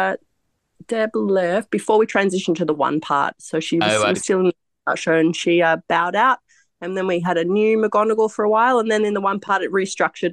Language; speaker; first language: English; non-native, local second language; Croatian